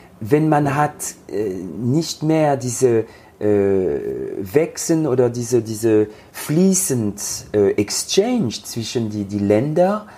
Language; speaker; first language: German; non-native, learner; French